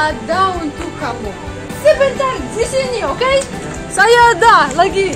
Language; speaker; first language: Indonesian; non-native, learner; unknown